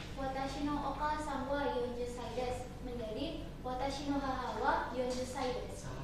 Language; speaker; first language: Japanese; non-native, learner; Indonesian